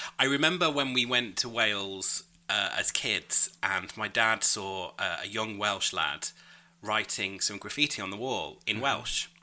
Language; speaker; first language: English; native; English